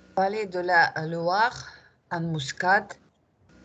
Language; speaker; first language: French; non-native, learner; Russian